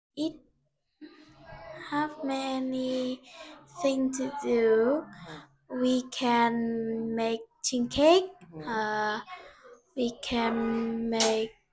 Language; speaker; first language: English; non-native, learner; Vietnamese